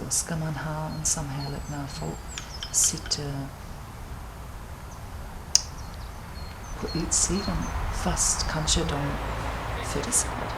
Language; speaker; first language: Swedish; non-native, fluent; English